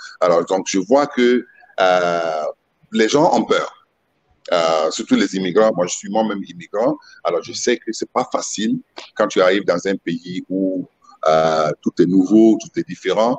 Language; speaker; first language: French; non-native, local second language; Mossi